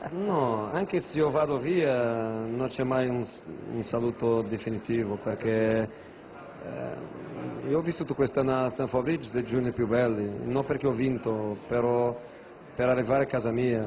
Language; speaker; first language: Italian; non-native, fluent; Portuguese